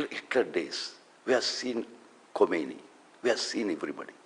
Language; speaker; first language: English; non-native, local second language; Telugu